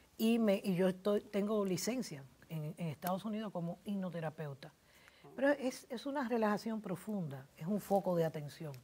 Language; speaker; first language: Spanish; native; Spanish